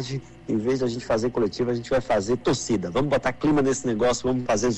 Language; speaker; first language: Portuguese; native; Portuguese